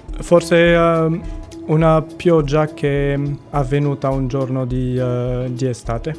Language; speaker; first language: Italian; non-native, fluent; Arabic